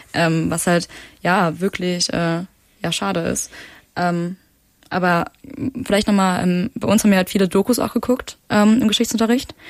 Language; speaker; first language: German; native; German